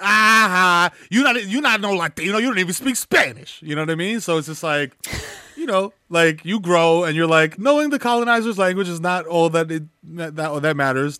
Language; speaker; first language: English; early bilingual, other home language; Spanish